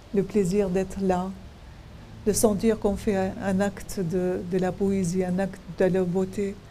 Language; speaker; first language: French; non-native, fluent; Arabic